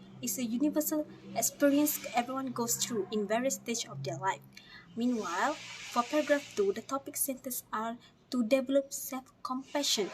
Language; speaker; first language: English; non-native, fluent; Malay